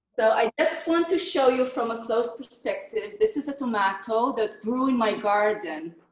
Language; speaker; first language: English; non-native, fluent; Hebrew